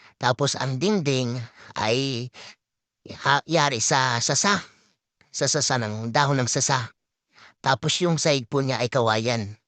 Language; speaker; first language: Filipino; native; Filipino